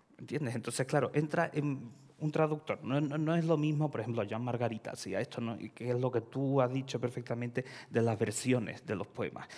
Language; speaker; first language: Spanish; early bilingual, other home language; Ukrainian